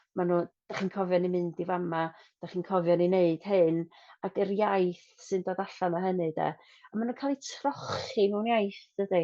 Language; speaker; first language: Welsh; non-native, local second language; English